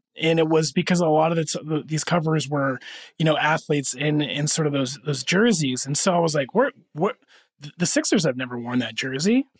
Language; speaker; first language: English; early bilingual, other home language; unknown